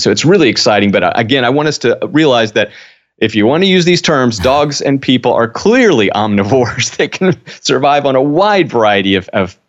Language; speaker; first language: English; native; English